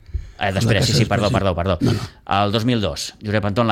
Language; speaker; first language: Catalan; native; Catalan